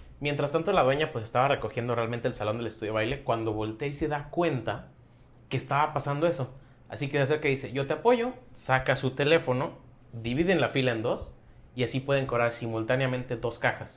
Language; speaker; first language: Spanish; native; Spanish